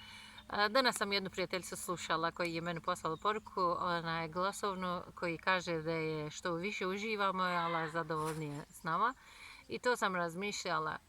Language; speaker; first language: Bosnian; non-native, fluent; Turkish